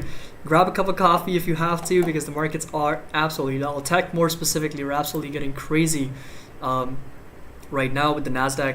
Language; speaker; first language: English; native; English